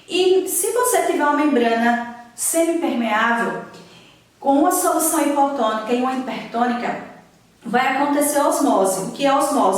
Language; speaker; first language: Portuguese; native; Portuguese